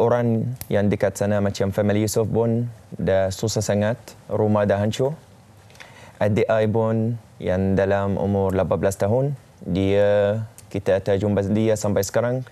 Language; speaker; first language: Indonesian; non-native, fluent; Arabic